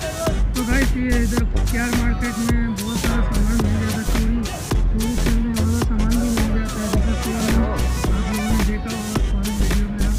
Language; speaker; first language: Hindi; non-native, local second language; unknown